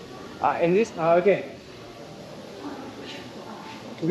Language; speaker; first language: English; non-native, learner; French